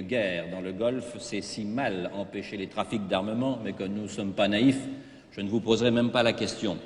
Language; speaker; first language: French; native; French